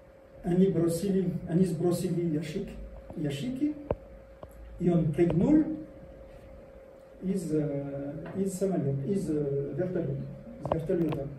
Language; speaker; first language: Russian; non-native, learner; French